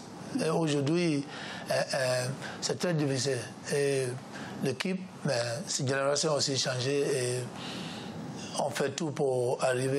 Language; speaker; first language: French; non-native, learner; English